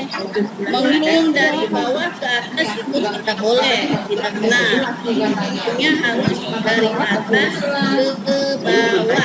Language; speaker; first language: Indonesian; native; Indonesian